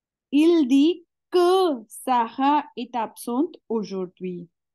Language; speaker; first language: French; non-native, fluent; Hindi